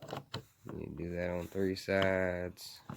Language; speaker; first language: English; native; English